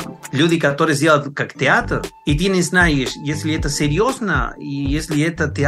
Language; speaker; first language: Russian; non-native, learner; Spanish